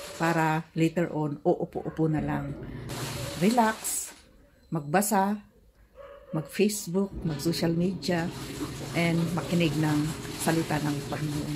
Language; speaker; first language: Filipino; non-native, local second language; Iloko